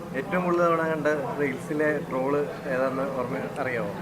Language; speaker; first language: Malayalam; native; Malayalam